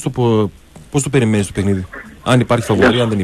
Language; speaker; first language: Greek; native; Greek